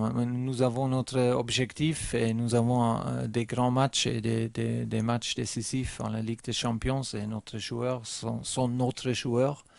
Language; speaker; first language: French; non-native, learner; German